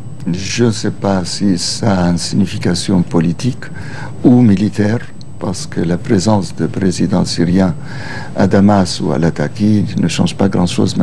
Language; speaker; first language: French; non-native, local second language; Arabic